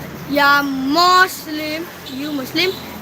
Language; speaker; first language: English; non-native, learner; Indonesian